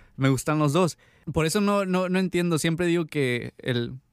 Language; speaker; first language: Spanish; native; Spanish